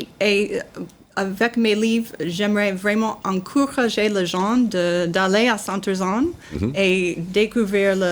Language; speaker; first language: French; non-native, learner; English